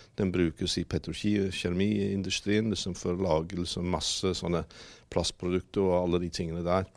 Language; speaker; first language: Norwegian; non-native, fluent; English